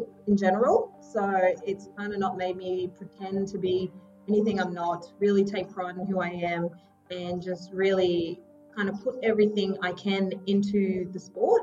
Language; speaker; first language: English; native; English